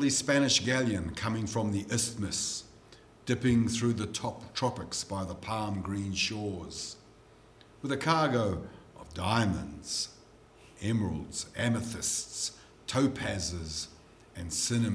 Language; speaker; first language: English; non-native, local second language; Limburgish